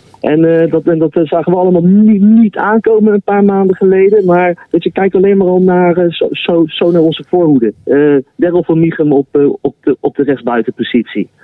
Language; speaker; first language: Dutch; native; Dutch